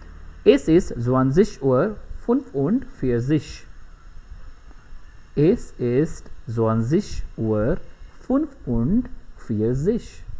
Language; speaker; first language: German; non-native, fluent; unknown